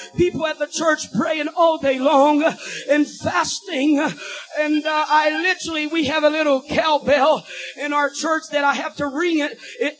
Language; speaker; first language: English; non-native, fluent; Portuguese